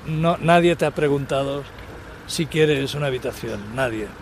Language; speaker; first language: Spanish; native; Spanish